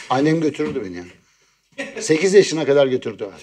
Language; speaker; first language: Turkish; native; Turkish